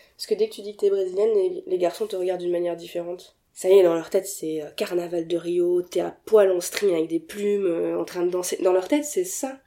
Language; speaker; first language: French; native; French